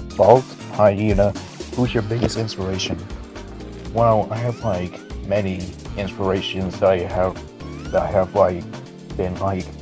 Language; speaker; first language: English; native; English